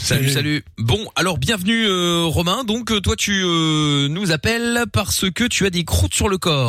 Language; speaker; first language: French; native; French